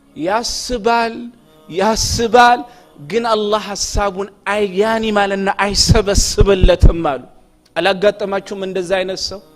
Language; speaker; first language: Amharic; non-native, local second language; Oromo